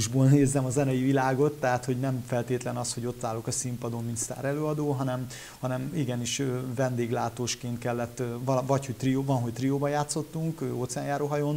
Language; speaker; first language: Hungarian; native; Hungarian